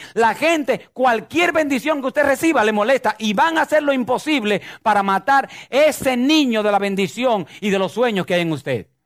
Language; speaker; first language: Spanish; native; Spanish